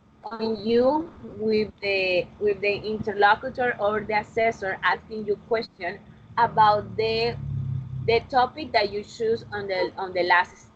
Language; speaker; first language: English; non-native, fluent; Spanish